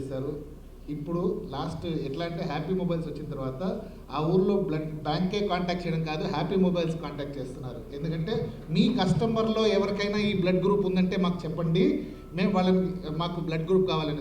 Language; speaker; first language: Telugu; native; Telugu